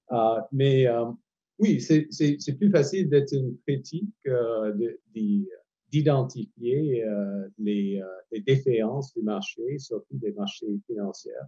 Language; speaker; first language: French; non-native, fluent; English